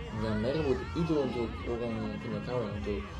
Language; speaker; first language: Indonesian; non-native, learner; German